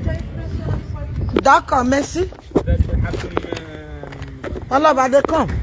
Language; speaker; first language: French; non-native, learner; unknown